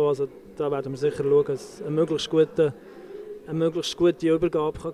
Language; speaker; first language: German; native; German